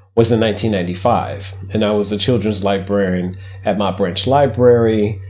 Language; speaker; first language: English; native; English